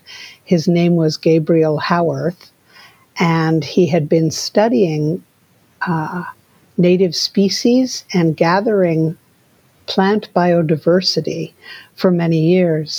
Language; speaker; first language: English; native; English